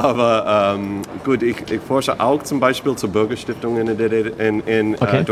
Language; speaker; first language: German; non-native, fluent; English